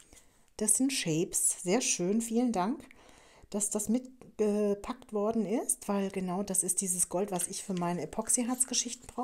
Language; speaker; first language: German; native; German